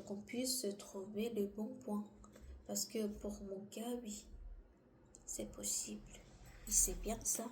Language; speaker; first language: French; non-native, learner; Korean